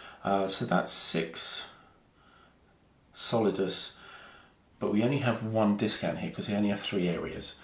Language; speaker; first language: English; native; English